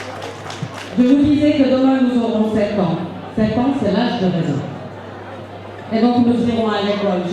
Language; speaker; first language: French; non-native, local second language; Jola-Fonyi